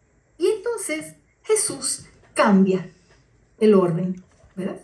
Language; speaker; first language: Spanish; native; Spanish